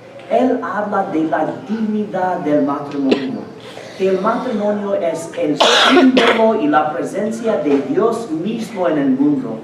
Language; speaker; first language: Spanish; non-native, fluent; English